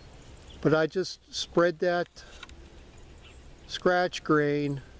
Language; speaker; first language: English; native; English